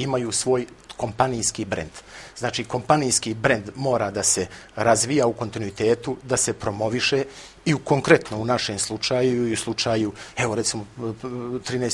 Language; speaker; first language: Croatian; native; Croatian